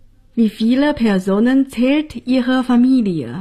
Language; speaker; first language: German; non-native, fluent; Chinese